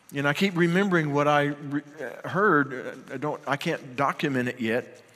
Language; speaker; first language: English; native; English